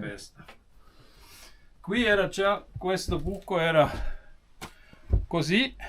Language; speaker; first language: Italian; non-native, fluent; German